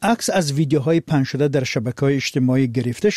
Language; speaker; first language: Persian; native; Persian